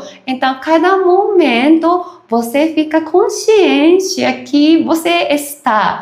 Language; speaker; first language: Portuguese; non-native, learner; Japanese